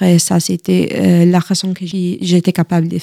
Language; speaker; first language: French; non-native, learner; Italian